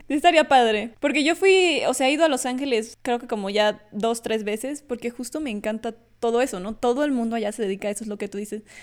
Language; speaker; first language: Spanish; native; Spanish